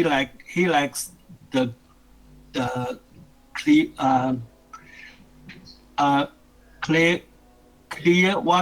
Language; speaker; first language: English; non-native, learner; Chinese